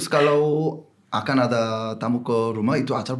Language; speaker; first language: Indonesian; non-native, fluent; Korean